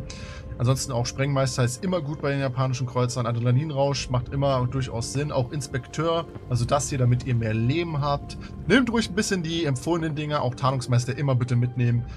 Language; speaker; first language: German; native; German